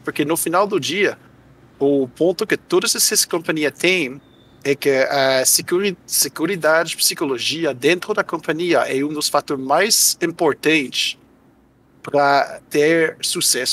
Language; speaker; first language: Portuguese; non-native, fluent; French